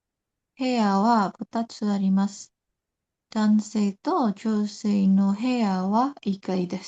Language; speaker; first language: Japanese; non-native, learner; Indonesian